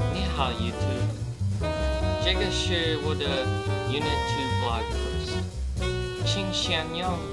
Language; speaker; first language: Chinese; non-native, learner; English